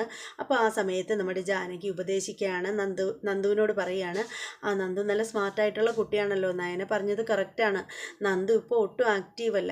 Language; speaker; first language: Malayalam; native; Malayalam